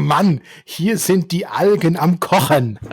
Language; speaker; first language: German; native; German